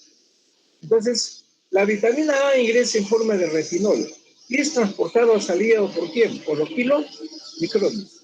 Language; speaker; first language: Spanish; native; Spanish